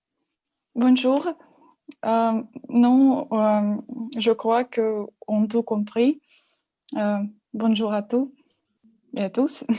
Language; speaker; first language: French; non-native, learner; Russian